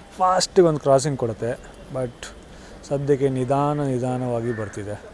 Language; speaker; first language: Kannada; non-native, local second language; Hindi